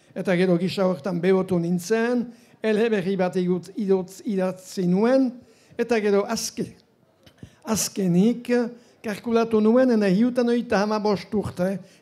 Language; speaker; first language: Basque; native; Basque